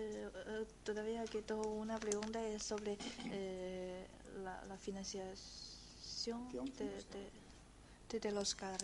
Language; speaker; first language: Spanish; non-native, fluent; Chinese